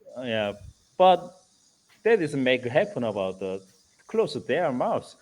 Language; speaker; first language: English; non-native, learner; Korean